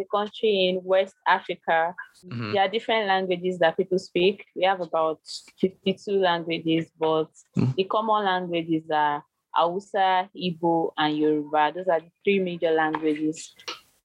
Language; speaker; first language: English; non-native, local second language; Yoruba